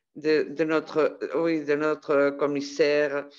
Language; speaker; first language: French; non-native, fluent; Spanish